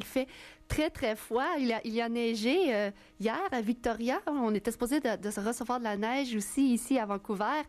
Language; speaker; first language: French; native; French